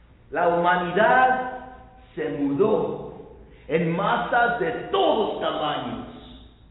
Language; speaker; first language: Spanish; early bilingual, heritage; Spanish